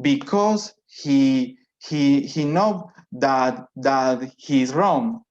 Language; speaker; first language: English; non-native, learner; Spanish